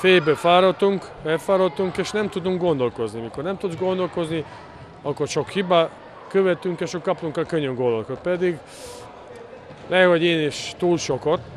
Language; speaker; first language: Hungarian; non-native, learner; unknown